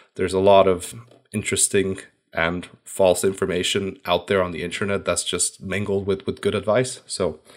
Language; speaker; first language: English; non-native, fluent; Hungarian